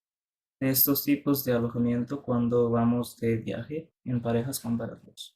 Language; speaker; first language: Spanish; non-native, fluent; Bangla